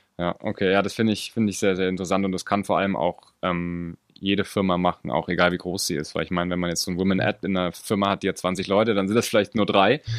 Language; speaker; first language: German; native; German